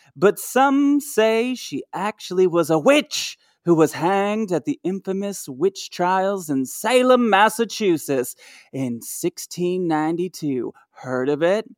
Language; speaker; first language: English; native; English